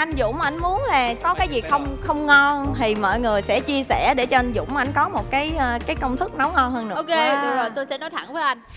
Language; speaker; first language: Vietnamese; native; Vietnamese